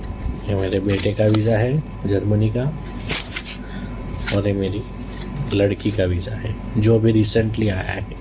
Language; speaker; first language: Hindi; non-native, local second language; Gujarati